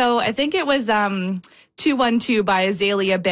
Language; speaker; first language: English; native; English